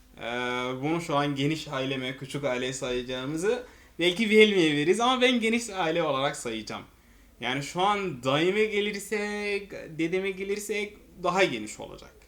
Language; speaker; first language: Turkish; non-native, fluent; Arabic